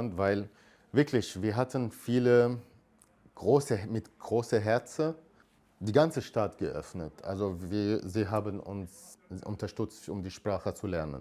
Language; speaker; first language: German; non-native, fluent; Arabic